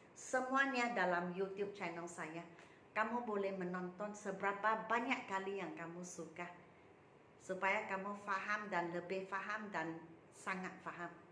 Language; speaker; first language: Malay; non-native, local second language; Chinese